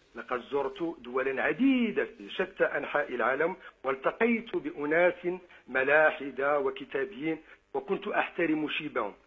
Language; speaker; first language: Arabic; non-native, fluent; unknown